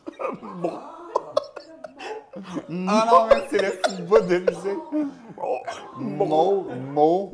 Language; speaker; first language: French; native; French